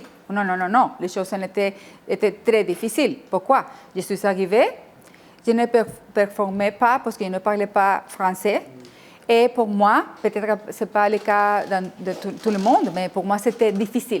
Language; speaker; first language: French; non-native, fluent; Spanish